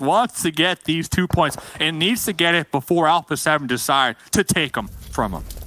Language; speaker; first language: English; native; English